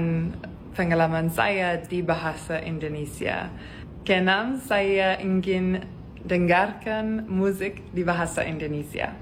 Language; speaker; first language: Indonesian; non-native, learner; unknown